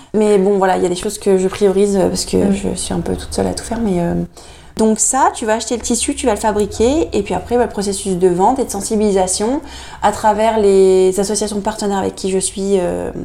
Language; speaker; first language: French; native; French